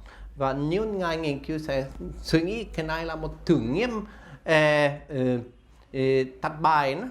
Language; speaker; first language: Vietnamese; non-native, learner; Swedish